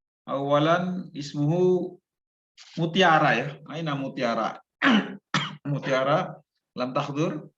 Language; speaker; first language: Arabic; non-native, fluent; Indonesian